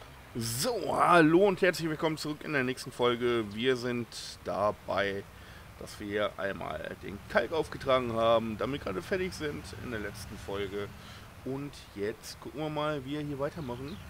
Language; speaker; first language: German; native; German